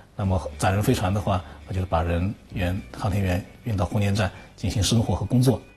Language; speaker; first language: Chinese; native; Chinese